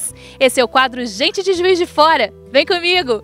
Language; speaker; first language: Portuguese; native; Portuguese